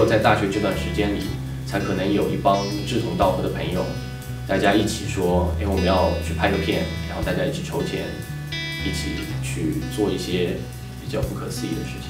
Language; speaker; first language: Chinese; native; Chinese